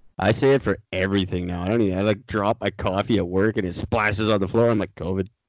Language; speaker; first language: English; native; English